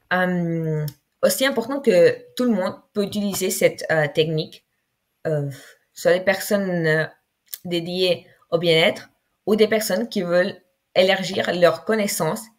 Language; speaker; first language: French; non-native, fluent; Spanish